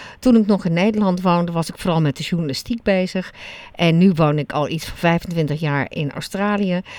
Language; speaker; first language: Dutch; native; Dutch